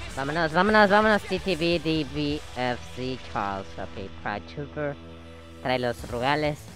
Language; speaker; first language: Spanish; early bilingual, heritage; Spanish